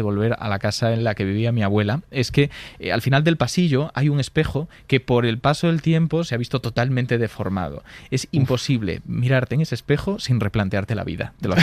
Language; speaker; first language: Spanish; native; Spanish